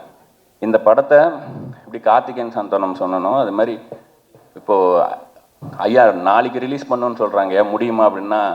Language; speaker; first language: Tamil; native; Tamil